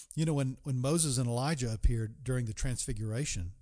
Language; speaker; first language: English; native; English